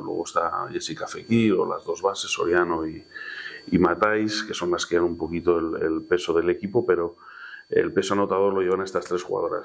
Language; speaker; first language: Spanish; native; Spanish